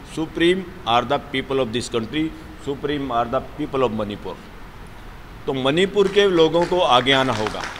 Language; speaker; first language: Hindi; native; Hindi